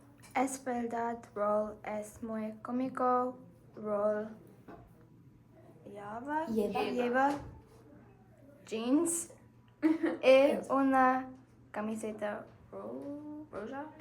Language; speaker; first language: Spanish; non-native, learner; English